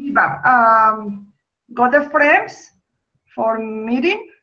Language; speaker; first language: English; non-native, learner; Spanish